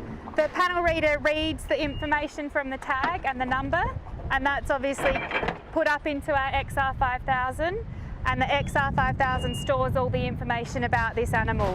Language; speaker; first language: English; native; English